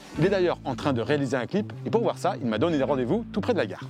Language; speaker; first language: French; native; French